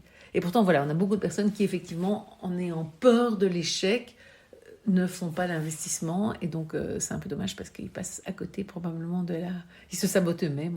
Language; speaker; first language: French; native; French